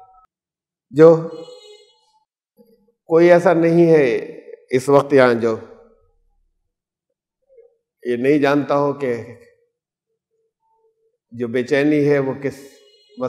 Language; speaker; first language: Urdu; native; Urdu